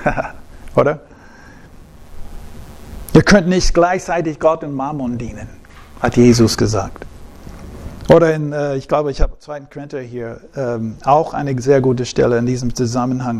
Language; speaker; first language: German; non-native, fluent; English